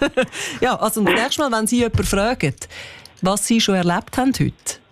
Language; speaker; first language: German; native; German